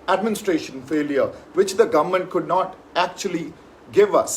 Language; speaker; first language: English; non-native, local second language; Punjabi